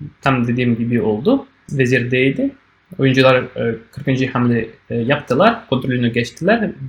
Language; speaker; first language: Turkish; non-native, fluent; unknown